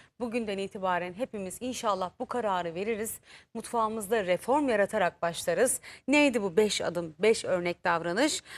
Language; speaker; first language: Turkish; native; Turkish